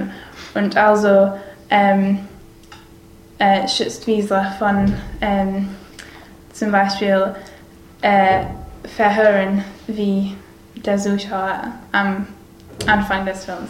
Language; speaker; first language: German; non-native, learner; English